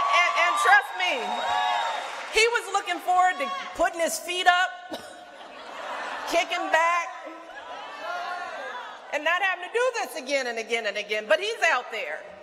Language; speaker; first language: English; early bilingual, other home language; Spanish